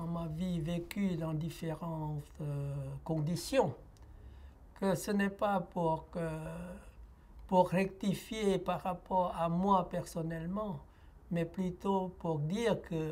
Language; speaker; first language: French; non-native, fluent; Lao